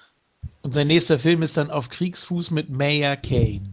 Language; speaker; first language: German; native; German